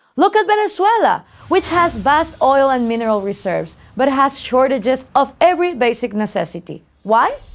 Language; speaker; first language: English; non-native, fluent; Spanish